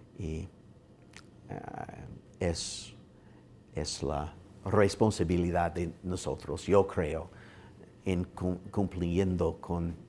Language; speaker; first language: Spanish; non-native, learner; English